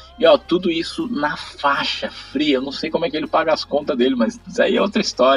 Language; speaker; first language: Portuguese; native; Portuguese